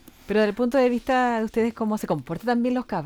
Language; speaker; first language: Spanish; native; Spanish